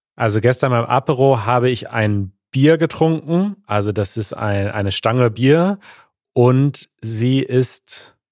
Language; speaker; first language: German; native; German